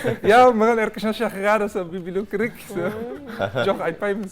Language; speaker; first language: Kazakh; non-native, learner; Dutch